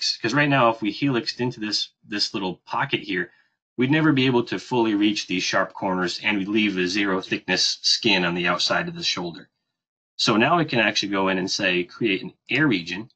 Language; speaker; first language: English; native; English